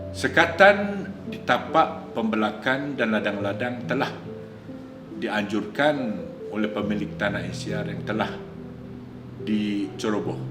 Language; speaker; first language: Malay; non-native, local second language; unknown